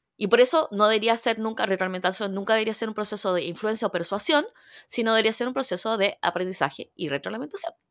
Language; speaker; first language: Spanish; early bilingual, other home language; Korean